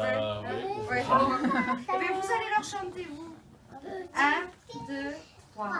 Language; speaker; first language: French; native; French